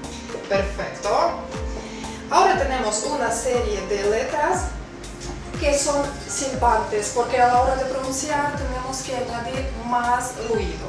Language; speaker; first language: Spanish; non-native, fluent; Russian